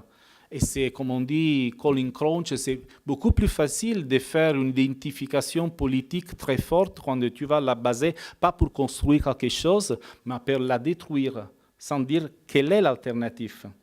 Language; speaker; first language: French; non-native, fluent; Italian